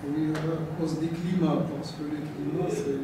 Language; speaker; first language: French; non-native, local second language; Arabic